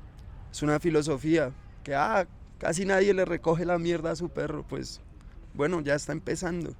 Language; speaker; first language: Spanish; native; Spanish